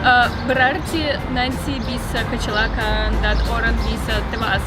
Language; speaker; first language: Indonesian; non-native, learner; Russian